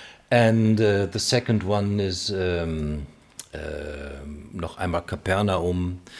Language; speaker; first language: English; non-native, fluent; German